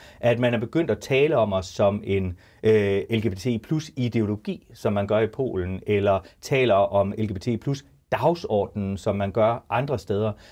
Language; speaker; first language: Danish; native; Danish